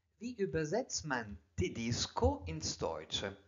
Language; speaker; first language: German; non-native, fluent; Italian